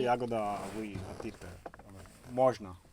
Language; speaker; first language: Russian; non-native, learner; Italian